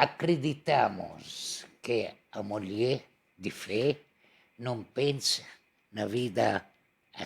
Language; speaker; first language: Portuguese; non-native, learner; Arabic